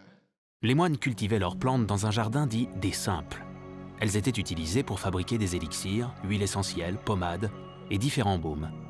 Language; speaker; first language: French; native; French